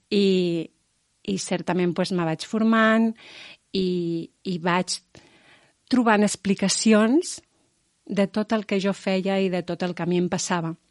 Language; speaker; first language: Catalan; non-native, local second language; Spanish